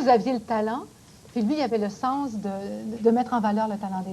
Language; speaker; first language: French; native; French